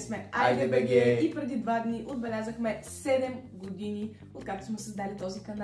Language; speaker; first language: Bulgarian; native; Bulgarian